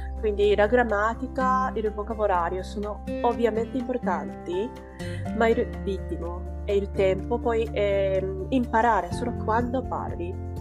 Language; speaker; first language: Italian; non-native, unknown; Japanese